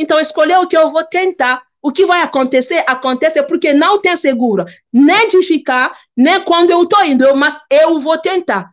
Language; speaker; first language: Portuguese; non-native, fluent; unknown